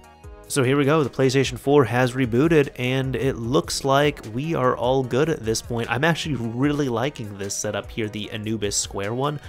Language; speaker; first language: English; native; English